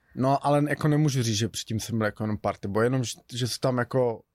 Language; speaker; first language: Czech; native; Czech